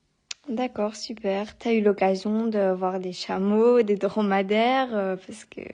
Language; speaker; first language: French; native; French